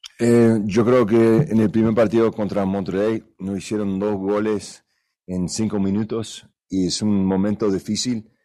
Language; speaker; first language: Spanish; early bilingual, other home language; English